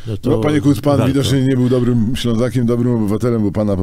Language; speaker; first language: Polish; native; Polish